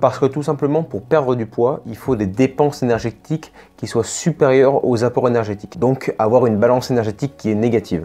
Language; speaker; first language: French; native; French